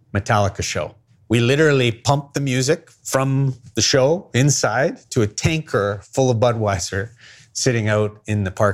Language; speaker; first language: English; native; English